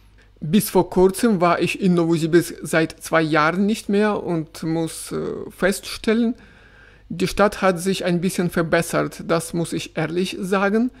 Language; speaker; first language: German; non-native, fluent; Russian